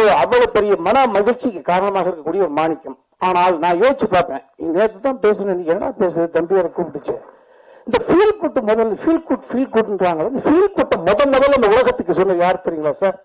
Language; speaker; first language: Tamil; native; Tamil